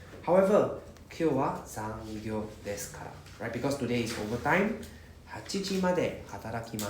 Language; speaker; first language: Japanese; non-native, fluent; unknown